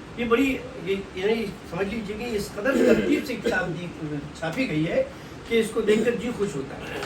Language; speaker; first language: Urdu; native; Urdu